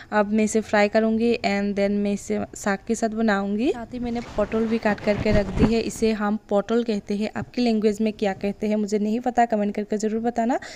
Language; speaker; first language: Hindi; non-native, local second language; Bangla